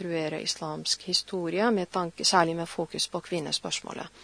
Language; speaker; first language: Norwegian; non-native, fluent; Arabic